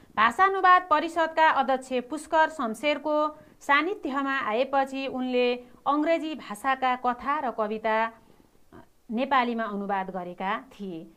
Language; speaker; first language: Nepali; native; Nepali